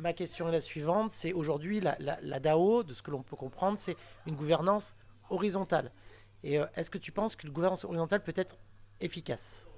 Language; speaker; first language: French; native; French